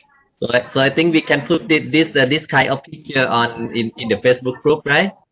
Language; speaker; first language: English; non-native, learner; Thai